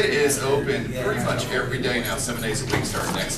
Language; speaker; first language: English; native; English